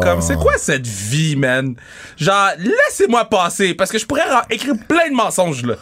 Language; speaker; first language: French; native; French